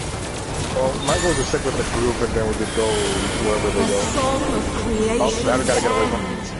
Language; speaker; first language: English; native; English